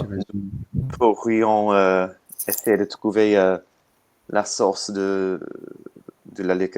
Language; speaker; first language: French; non-native, learner; English